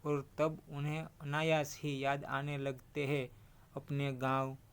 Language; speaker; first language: Hindi; non-native, local second language; Gujarati